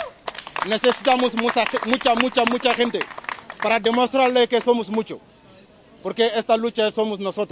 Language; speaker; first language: Spanish; non-native, learner; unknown